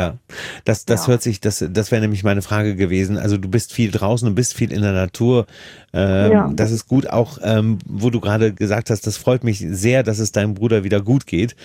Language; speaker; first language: German; native; German